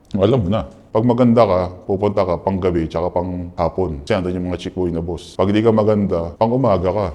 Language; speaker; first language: Filipino; native; Filipino